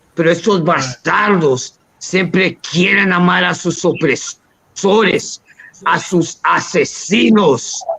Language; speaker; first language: Spanish; early bilingual, heritage; Spanish